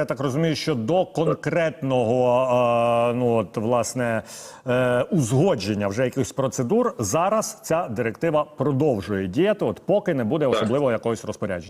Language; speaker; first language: Ukrainian; native; Ukrainian